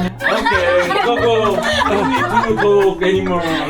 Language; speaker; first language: English; non-native, learner; Korean